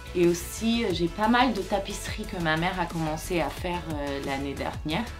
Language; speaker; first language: French; non-native, fluent; Portuguese